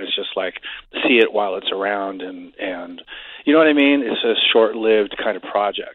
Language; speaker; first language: English; native; English